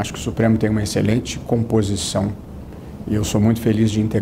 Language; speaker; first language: Portuguese; native; Portuguese